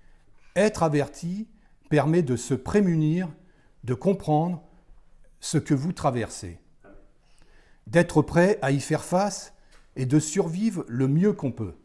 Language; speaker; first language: French; native; French